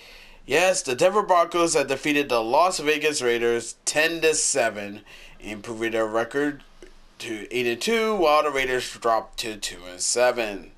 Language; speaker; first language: English; native; English